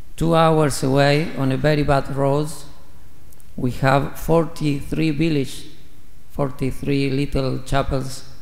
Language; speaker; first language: English; non-native, learner; Spanish